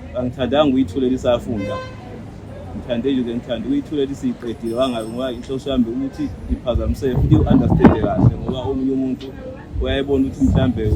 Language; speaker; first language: Zulu; native; Zulu